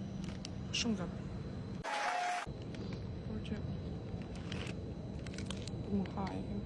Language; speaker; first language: Albanian; early bilingual, heritage; Albanian